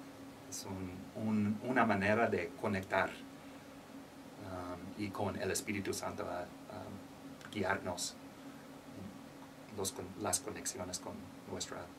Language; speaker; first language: Spanish; non-native, learner; English